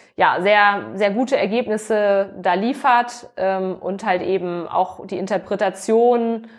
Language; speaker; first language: German; native; German